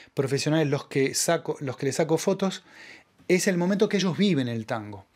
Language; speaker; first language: Spanish; native; Spanish